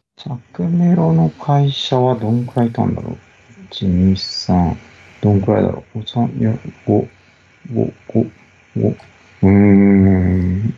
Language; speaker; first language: Japanese; native; Japanese